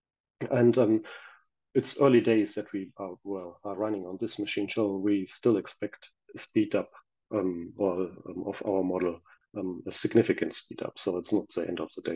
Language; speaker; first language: English; non-native, fluent; German